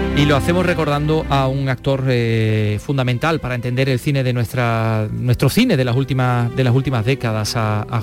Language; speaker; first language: Spanish; native; Spanish